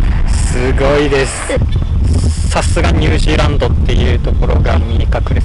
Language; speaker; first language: Japanese; native; Japanese